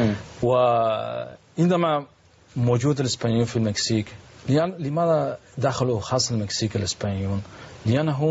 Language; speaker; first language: Arabic; non-native, learner; Spanish